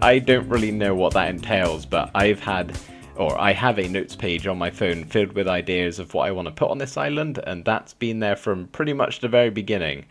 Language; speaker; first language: English; native; English